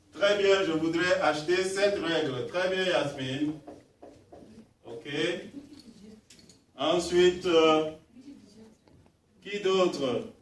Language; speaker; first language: French; non-native, fluent; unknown